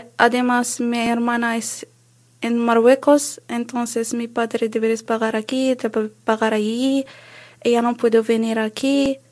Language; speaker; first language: Spanish; non-native, learner; Arabic